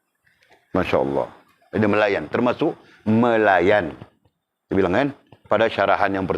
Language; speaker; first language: Malay; native; Malay